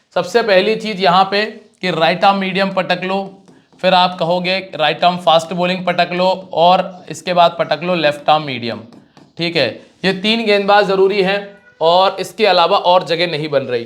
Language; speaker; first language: Hindi; native; Hindi